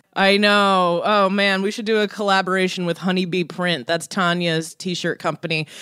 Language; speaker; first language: English; early bilingual, other home language; Persian